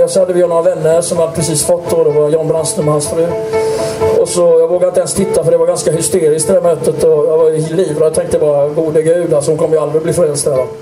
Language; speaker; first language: Swedish; native; Swedish